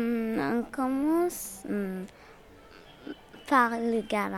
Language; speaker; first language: French; non-native, local second language; Bambara